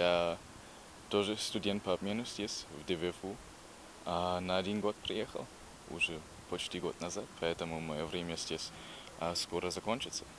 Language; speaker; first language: Russian; non-native, learner; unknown